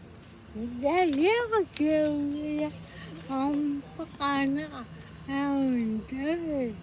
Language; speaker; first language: French; non-native, learner; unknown